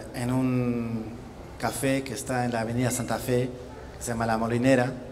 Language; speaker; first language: Spanish; non-native, fluent; German